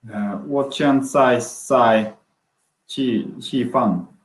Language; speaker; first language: Chinese; non-native, learner; Swedish